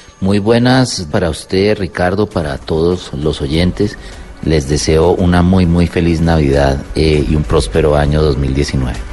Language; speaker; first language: Spanish; native; Spanish